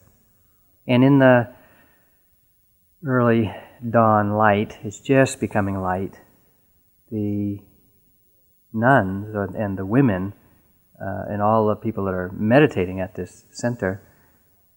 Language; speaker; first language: English; native; English